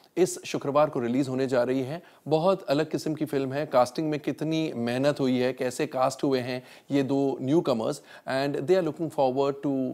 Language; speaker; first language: Hindi; native; Hindi